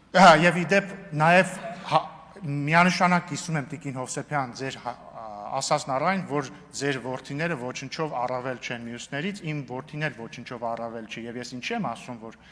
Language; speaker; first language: Armenian; native; Armenian